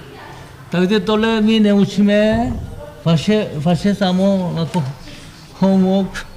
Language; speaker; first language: Czech; non-native, learner; Korean